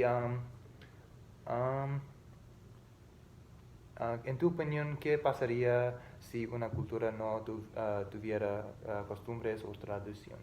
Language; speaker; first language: Spanish; non-native, learner; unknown